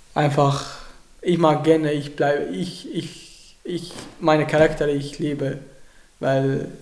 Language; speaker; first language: German; non-native, learner; Arabic